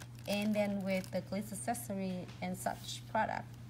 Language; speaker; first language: English; non-native, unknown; Vietnamese